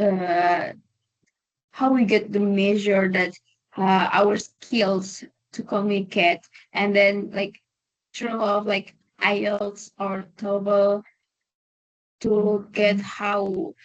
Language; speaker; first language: English; non-native, learner; Indonesian